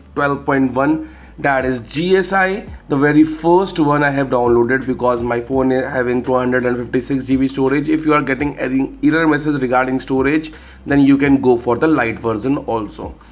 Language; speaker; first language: English; non-native, local second language; Hindi